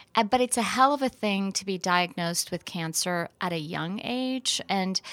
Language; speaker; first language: English; early bilingual, other home language; Persian